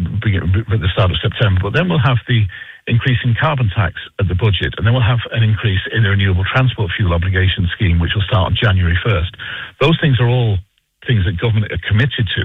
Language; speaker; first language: English; native; English